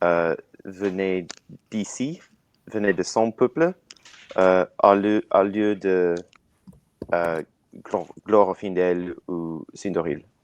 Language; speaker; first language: French; non-native, learner; English